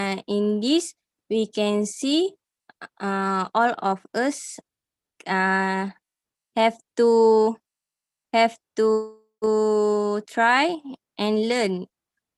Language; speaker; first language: English; non-native, learner; Malay